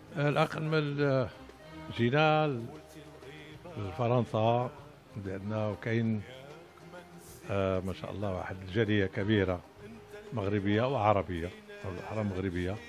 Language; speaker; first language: Arabic; native; Arabic